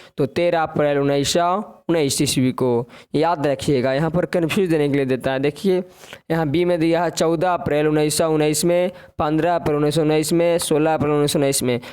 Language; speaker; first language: Hindi; native; Hindi